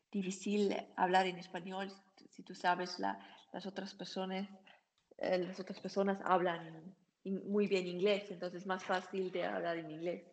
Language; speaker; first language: Spanish; non-native, learner; German